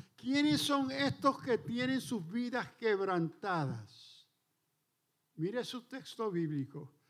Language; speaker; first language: Spanish; early bilingual, heritage; Spanish